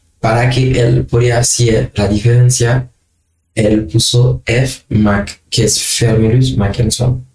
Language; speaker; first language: Spanish; non-native, fluent; Haitian Creole